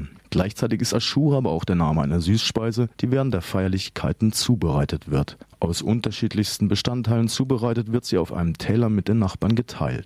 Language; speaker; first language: German; native; German